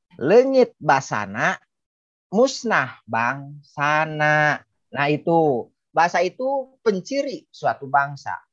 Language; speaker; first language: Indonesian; non-native, local second language; Sundanese